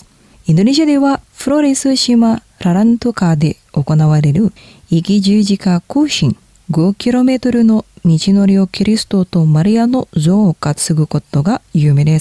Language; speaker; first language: Japanese; non-native, fluent; Indonesian